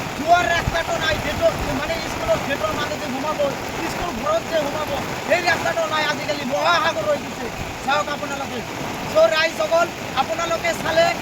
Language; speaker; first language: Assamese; native; Assamese